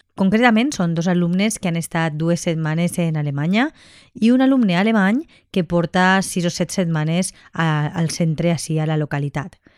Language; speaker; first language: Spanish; non-native, local second language; Catalan